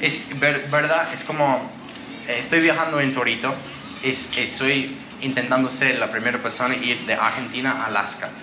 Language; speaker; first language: Spanish; non-native, learner; English